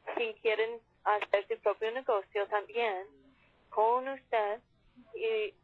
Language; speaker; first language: Spanish; non-native, fluent; English